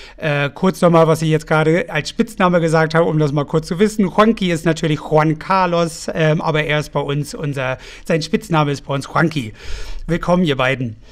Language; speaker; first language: German; native; German